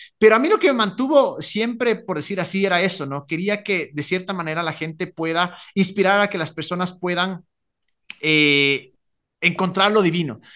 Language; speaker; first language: Spanish; native; Spanish